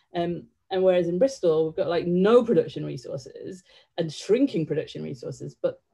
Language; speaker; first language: English; native; English